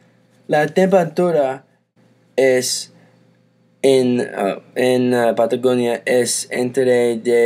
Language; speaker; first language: Spanish; non-native, learner; English